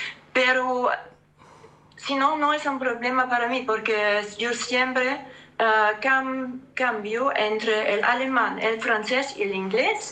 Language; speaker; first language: Spanish; non-native, learner; German